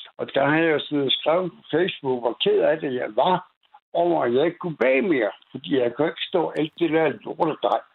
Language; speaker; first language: Danish; native; Danish